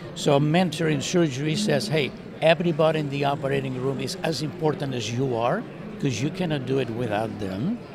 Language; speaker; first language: English; non-native, fluent; Spanish